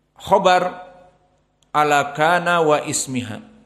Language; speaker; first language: Arabic; non-native, fluent; Indonesian